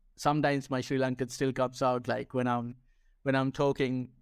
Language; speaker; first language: English; non-native, local second language; Sinhala